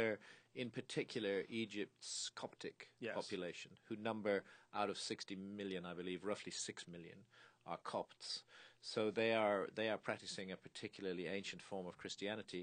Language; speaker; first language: English; native; English